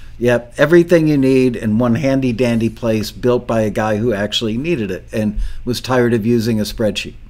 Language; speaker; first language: English; native; English